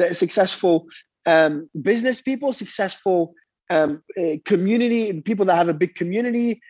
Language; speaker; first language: English; early bilingual, other home language; Arabic